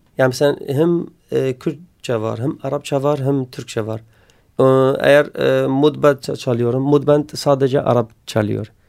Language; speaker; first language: Turkish; non-native, learner; Kurdish